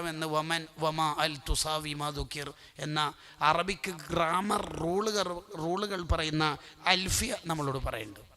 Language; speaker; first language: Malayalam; native; Malayalam